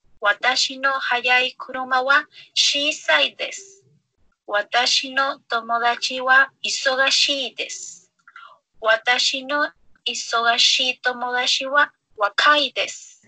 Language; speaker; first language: Japanese; non-native, learner; Spanish